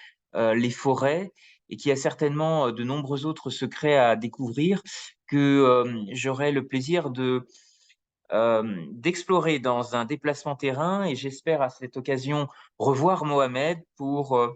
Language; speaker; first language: French; native; French